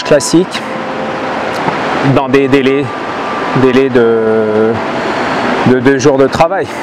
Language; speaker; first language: French; early bilingual, heritage; Finnish